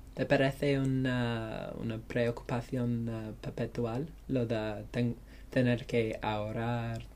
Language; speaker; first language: Spanish; non-native, learner; English